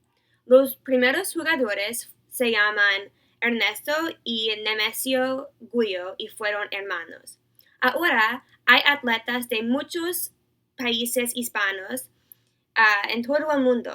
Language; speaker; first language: Spanish; non-native, learner; English